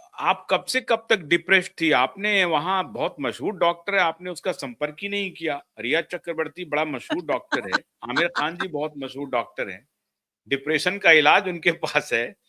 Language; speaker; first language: Hindi; native; Hindi